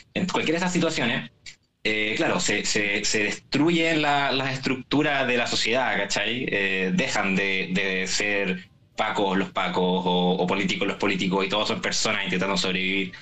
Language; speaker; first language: Spanish; native; Spanish